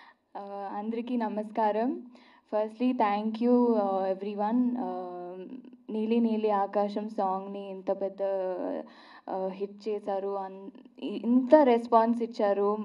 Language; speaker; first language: Telugu; non-native, learner; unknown